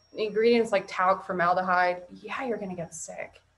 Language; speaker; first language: English; native; English